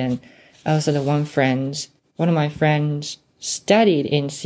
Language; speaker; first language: English; non-native, fluent; Japanese